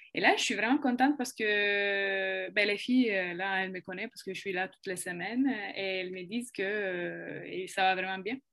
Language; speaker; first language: French; non-native, fluent; Italian